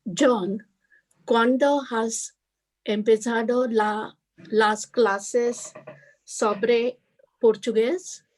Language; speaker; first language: Spanish; non-native, learner; English